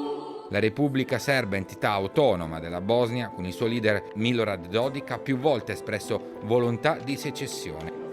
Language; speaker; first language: Italian; native; Italian